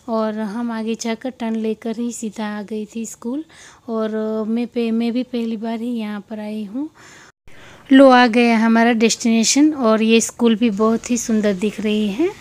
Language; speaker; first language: Hindi; non-native, local second language; Gujarati